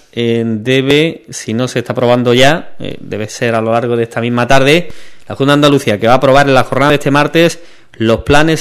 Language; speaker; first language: Spanish; native; Spanish